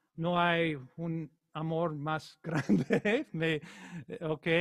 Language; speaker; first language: Spanish; non-native, learner; English